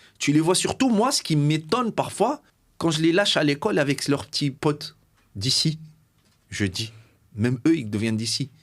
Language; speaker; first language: French; non-native, local second language; Arabic